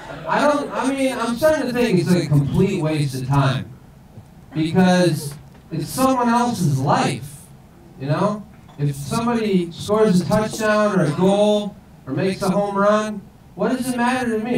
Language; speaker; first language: English; native; English